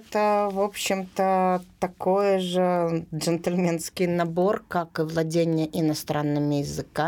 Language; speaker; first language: Russian; native; Russian